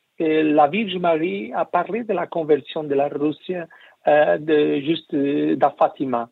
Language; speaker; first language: French; non-native, learner; Portuguese